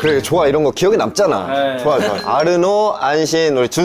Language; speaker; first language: Korean; native; Korean